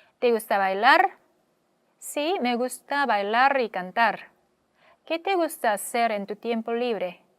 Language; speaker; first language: Spanish; non-native, fluent; Korean